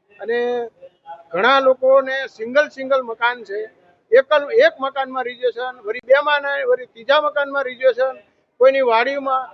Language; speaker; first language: Gujarati; native; Gujarati